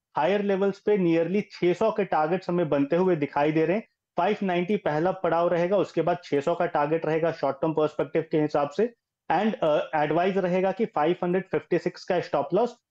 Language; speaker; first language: Hindi; native; Hindi